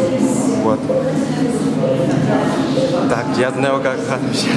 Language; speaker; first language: Russian; non-native, learner; Chinese